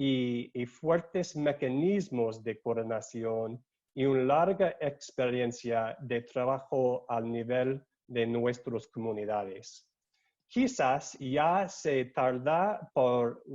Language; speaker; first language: Spanish; non-native, learner; English